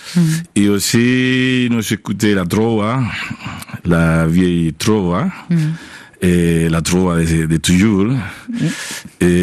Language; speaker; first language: French; non-native, fluent; Spanish